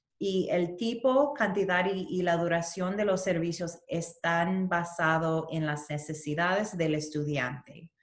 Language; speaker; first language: Spanish; early bilingual, heritage; Spanish